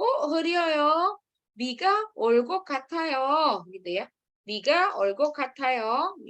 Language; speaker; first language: Korean; non-native, fluent; Indonesian